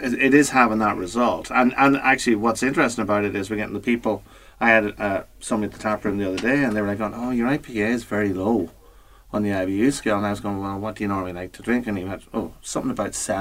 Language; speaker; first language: English; native; English